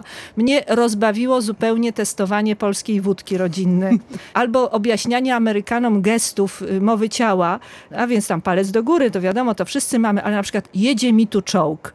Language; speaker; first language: Polish; native; Polish